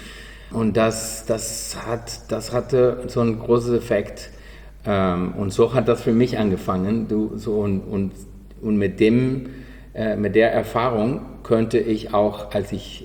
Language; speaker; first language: German; non-native, learner; Spanish